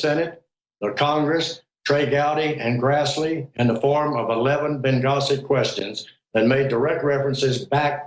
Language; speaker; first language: English; native; English